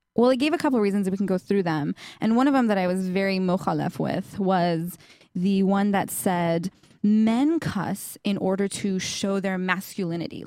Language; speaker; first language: English; early bilingual, other home language; Persian